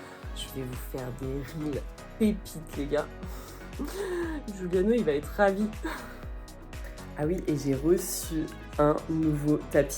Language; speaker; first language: French; native; French